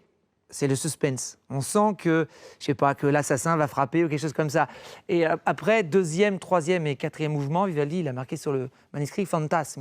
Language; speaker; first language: French; native; French